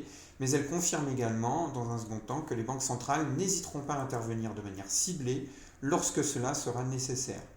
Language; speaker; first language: French; native; French